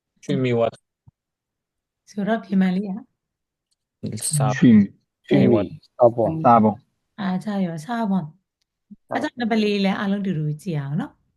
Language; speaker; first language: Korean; non-native, learner; Burmese